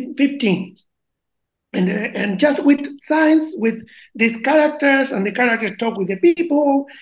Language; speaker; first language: English; non-native, learner; Spanish